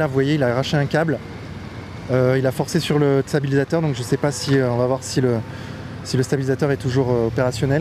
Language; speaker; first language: French; native; French